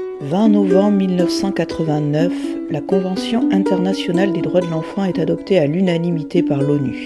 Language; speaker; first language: French; native; French